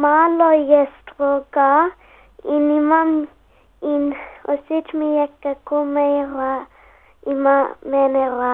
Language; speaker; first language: Slovenian; early bilingual, heritage; Slovenian